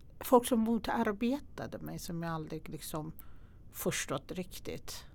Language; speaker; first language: Swedish; non-native, fluent; Persian